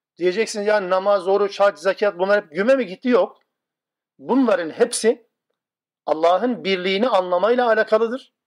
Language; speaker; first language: Turkish; non-native, local second language; Kurdish